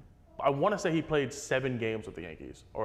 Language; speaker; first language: English; native; English